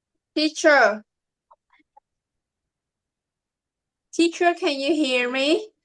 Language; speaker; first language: English; non-native, learner; Vietnamese